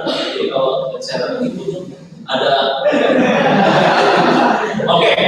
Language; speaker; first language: Indonesian; native; Indonesian